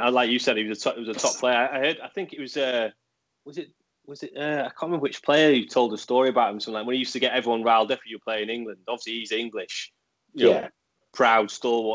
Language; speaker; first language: English; native; English